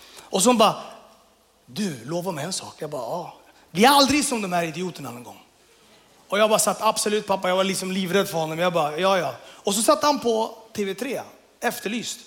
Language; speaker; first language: Swedish; early bilingual, other home language; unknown